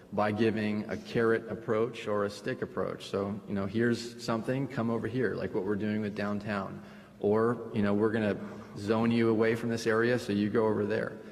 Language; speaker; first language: English; early bilingual, other home language; Spanish